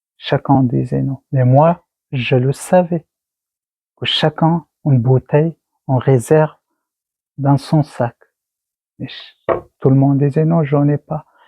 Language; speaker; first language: French; non-native, learner; Persian